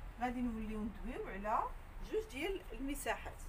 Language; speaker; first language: French; non-native, local second language; Arabic